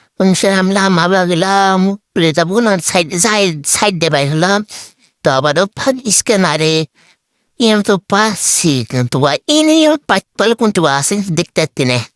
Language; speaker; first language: Bangla; native; Bangla